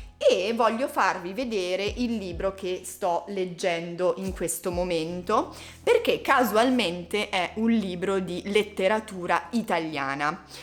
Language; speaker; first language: Italian; native; Italian